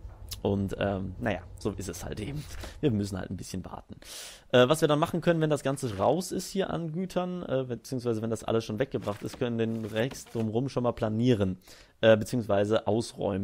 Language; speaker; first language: German; native; German